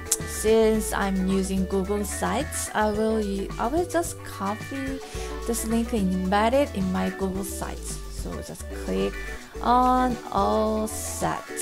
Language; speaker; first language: English; non-native, fluent; Korean